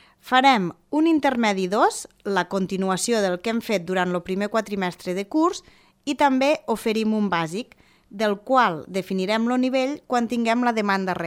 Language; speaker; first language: Catalan; native; Catalan